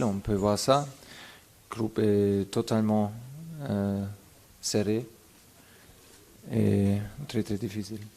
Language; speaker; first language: French; non-native, fluent; German